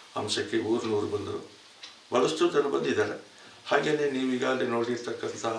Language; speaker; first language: Kannada; native; Kannada